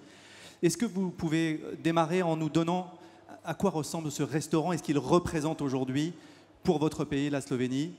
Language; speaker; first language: French; native; French